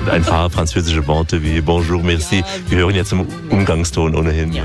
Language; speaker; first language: German; native; German